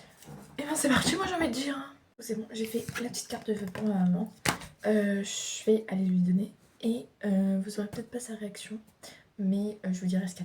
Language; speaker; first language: French; native; French